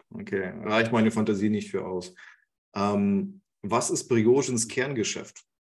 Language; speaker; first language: German; non-native, fluent; Russian